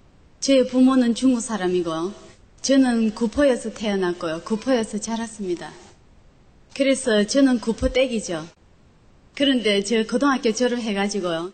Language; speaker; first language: Korean; non-native, local second language; Chinese